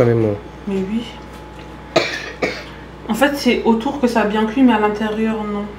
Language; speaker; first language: French; native; French